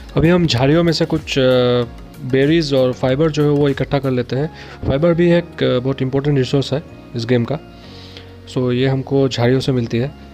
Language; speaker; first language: Hindi; non-native, local second language; Assamese